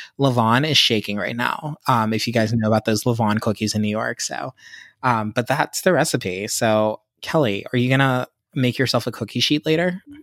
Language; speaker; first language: English; native; English